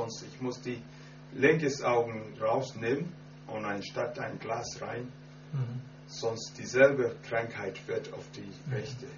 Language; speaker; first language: German; non-native, fluent; Akan